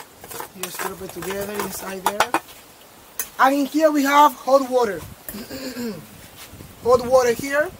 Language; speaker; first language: English; non-native, fluent; Spanish